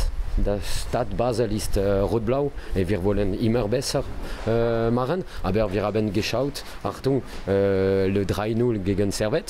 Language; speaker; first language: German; non-native, learner; French